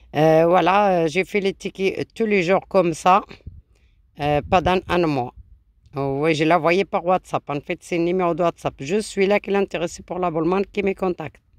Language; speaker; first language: French; non-native, local second language; Arabic